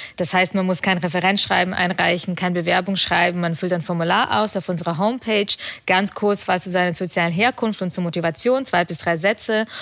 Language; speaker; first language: German; early bilingual, other home language; Russian